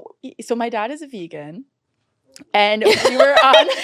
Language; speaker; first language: English; native; English